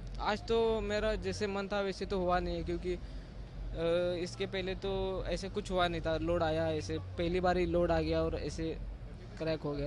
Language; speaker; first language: Hindi; non-native, local second language; Marathi